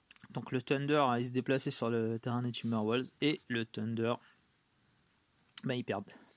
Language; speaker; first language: French; native; French